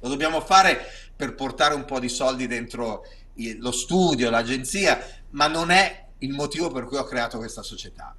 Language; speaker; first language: Italian; native; Italian